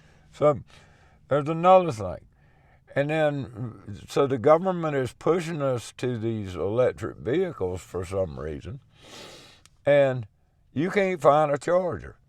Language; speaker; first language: English; native; English